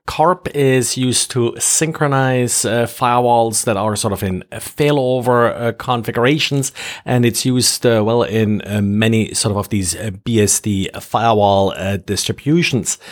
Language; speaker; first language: English; non-native, fluent; German